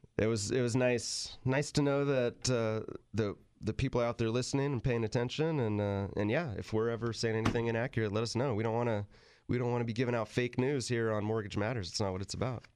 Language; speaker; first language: English; native; English